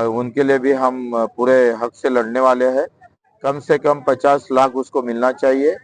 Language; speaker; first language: Hindi; non-native, local second language; Marathi